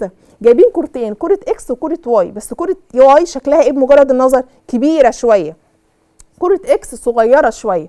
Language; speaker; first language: Arabic; native; Arabic